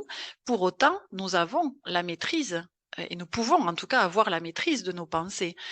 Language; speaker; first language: French; native; French